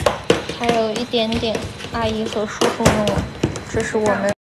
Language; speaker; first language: Chinese; native; Chinese